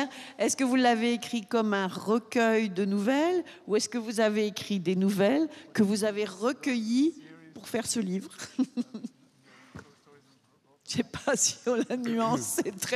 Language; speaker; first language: French; native; French